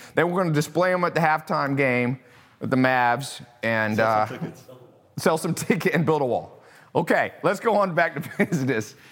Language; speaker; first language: English; native; English